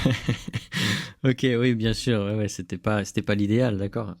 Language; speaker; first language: French; native; French